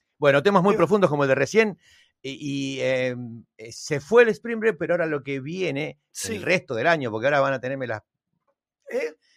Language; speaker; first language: Spanish; native; Spanish